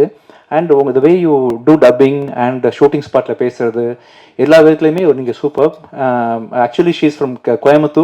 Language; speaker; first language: Tamil; native; Tamil